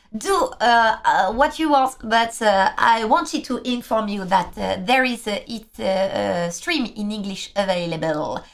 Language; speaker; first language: English; non-native, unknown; French